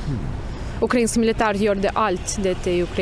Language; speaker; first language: Norwegian; non-native, learner; Ukrainian